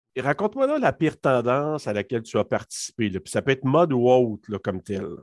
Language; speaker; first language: French; native; French